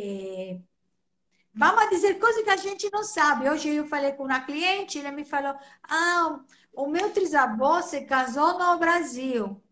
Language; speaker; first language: Portuguese; non-native, fluent; Italian